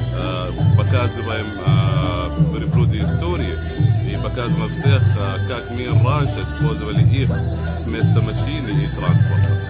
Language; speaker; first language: Russian; non-native, learner; Arabic